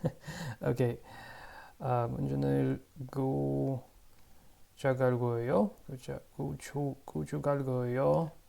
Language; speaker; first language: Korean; non-native, learner; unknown